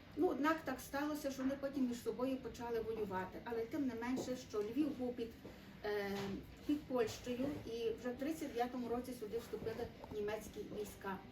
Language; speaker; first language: Ukrainian; native; Ukrainian